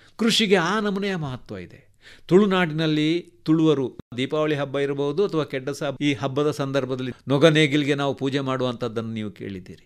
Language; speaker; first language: Kannada; non-native, local second language; Tulu